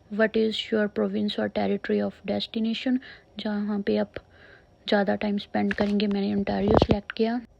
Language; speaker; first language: Hindi; non-native, local second language; Punjabi